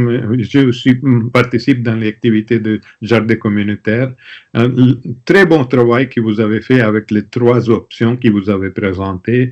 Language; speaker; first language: French; non-native, learner; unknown